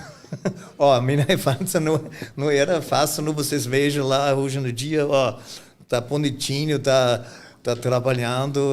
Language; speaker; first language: Portuguese; non-native, fluent; German